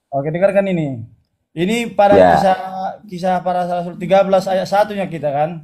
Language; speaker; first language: Indonesian; non-native, local second language; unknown